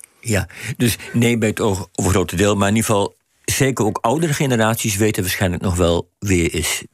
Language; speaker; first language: Dutch; native; Dutch